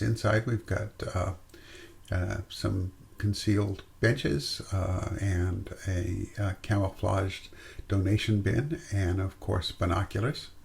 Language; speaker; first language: English; native; English